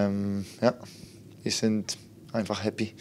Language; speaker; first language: German; non-native, fluent; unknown